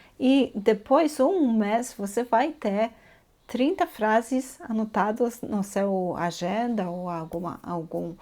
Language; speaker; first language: Portuguese; non-native, fluent; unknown